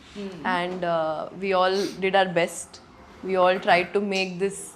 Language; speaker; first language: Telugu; non-native, local second language; Urdu